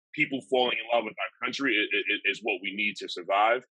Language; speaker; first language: English; native; English